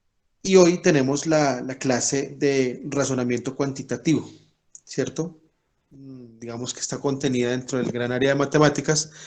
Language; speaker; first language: Spanish; native; Spanish